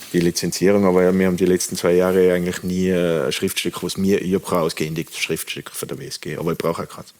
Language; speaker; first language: German; native; German